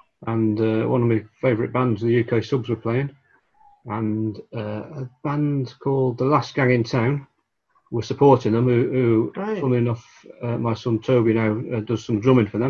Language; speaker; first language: English; native; English